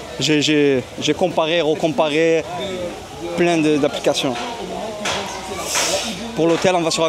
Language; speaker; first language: French; native; French